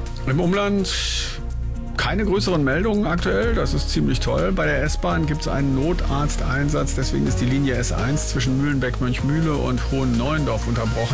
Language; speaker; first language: German; native; German